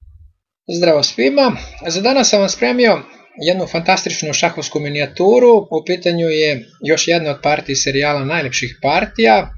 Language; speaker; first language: Serbian; native; Serbian